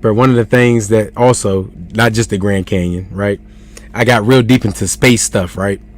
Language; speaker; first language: English; native; English